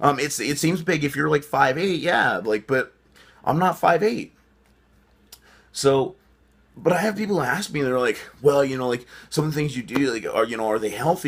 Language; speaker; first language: English; native; English